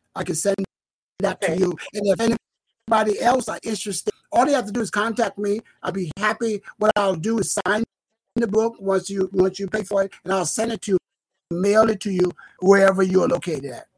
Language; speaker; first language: English; native; English